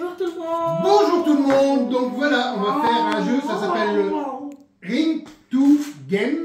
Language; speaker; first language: French; native; French